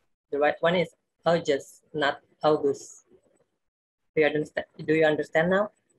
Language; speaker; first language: English; non-native, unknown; Indonesian